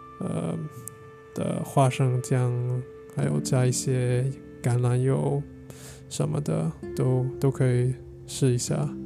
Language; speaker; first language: Chinese; non-native, learner; English